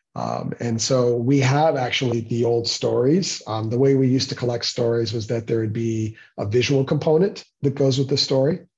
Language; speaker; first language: English; native; English